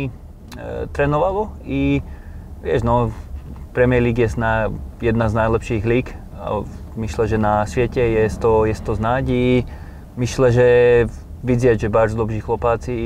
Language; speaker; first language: Polish; non-native, learner; Slovak